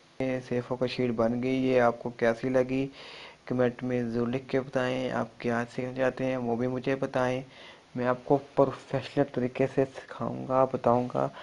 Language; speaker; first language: Urdu; non-native, local second language; Punjabi